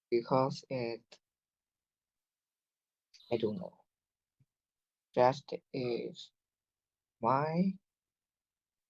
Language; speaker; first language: English; non-native, learner; Chinese